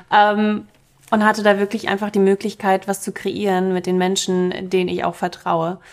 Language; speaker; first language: German; early bilingual, other home language; Russian